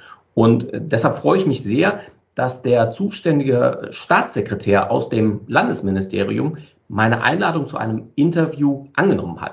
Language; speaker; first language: German; native; German